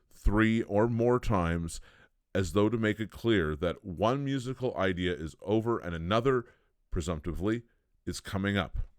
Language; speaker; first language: English; native; English